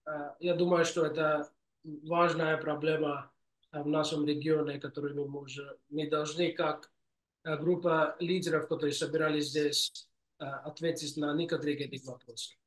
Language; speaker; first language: Russian; non-native, fluent; English